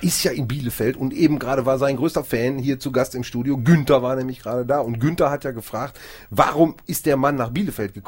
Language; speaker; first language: German; native; German